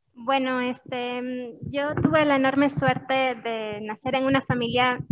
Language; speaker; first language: Spanish; native; Spanish